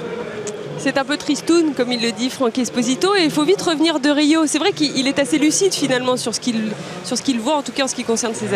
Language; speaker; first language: French; native; French